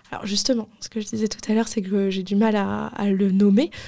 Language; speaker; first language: French; native; French